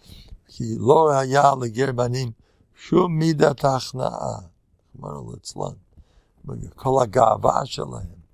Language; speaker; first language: Hebrew; non-native, fluent; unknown